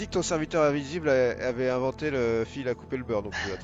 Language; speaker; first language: French; native; French